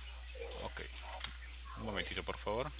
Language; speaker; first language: Spanish; native; Spanish